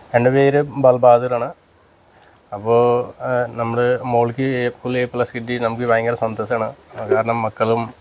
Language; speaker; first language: Malayalam; non-native, learner; Nepali